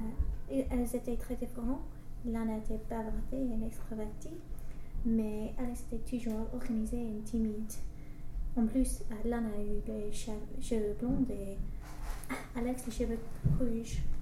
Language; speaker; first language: French; non-native, learner; English